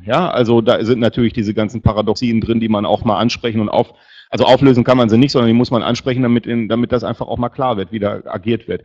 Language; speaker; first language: German; native; German